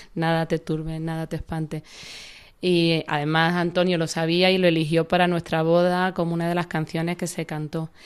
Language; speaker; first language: Spanish; native; Spanish